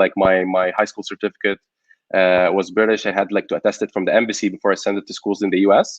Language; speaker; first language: English; non-native, local second language; Arabic